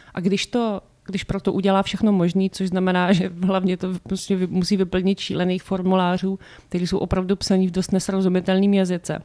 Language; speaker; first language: Czech; native; Czech